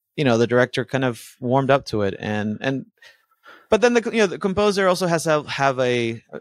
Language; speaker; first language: English; early bilingual, other home language; Spanish